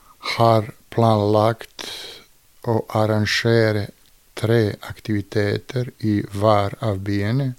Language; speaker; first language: Norwegian; non-native, fluent; Bosnian